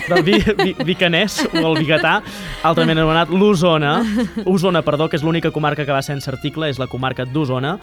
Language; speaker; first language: Catalan; native; Catalan